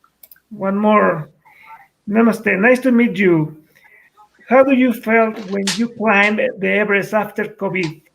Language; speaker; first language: English; non-native, fluent; Spanish